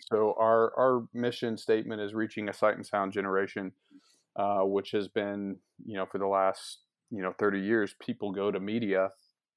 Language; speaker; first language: English; native; English